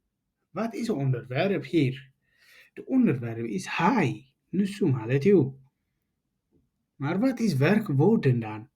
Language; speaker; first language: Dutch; non-native, learner; Tigrinya